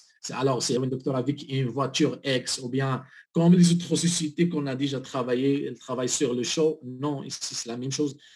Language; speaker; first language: French; non-native, learner; Arabic